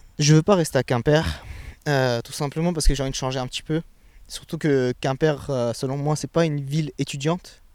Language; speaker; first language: French; early bilingual, other home language; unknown